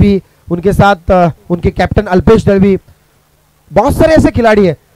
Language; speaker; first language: Hindi; non-native, local second language; Marathi